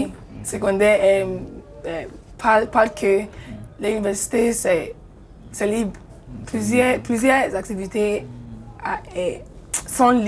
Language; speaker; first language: French; non-native, learner; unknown